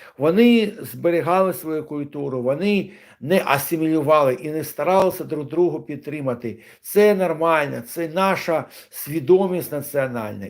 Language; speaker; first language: Ukrainian; non-native, local second language; Russian